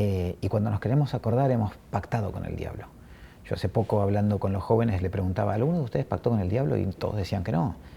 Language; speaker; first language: Spanish; native; Spanish